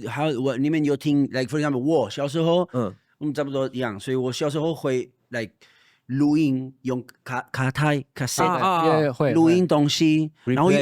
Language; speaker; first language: Chinese; non-native, fluent; Spanish